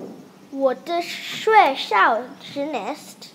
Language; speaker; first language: Chinese; non-native, learner; English